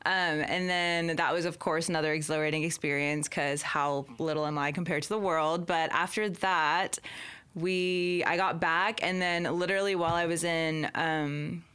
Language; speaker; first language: English; native; English